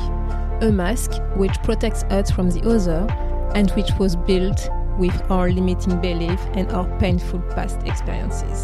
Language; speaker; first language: English; non-native, fluent; French